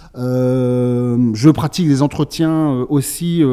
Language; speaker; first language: French; native; French